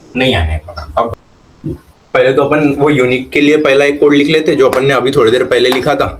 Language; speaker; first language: Hindi; non-native, local second language; Marathi